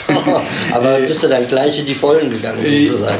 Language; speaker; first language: German; native; German